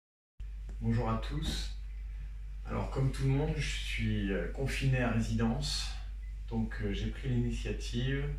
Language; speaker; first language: French; native; French